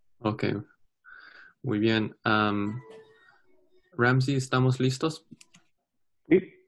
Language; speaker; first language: Spanish; non-native, learner; English